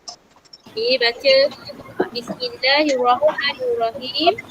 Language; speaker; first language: Malay; native; Malay